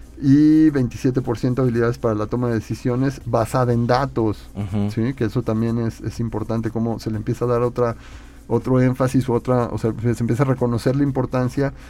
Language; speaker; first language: Spanish; native; Spanish